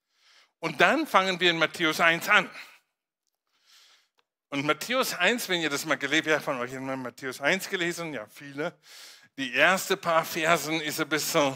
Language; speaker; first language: German; non-native, fluent; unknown